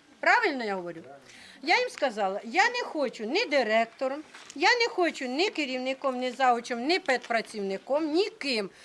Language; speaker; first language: Ukrainian; native; Ukrainian